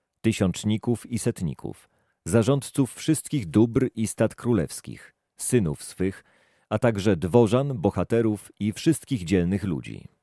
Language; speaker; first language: Polish; native; Polish